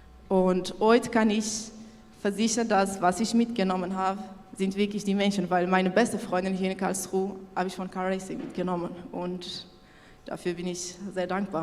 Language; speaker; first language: German; non-native, local second language; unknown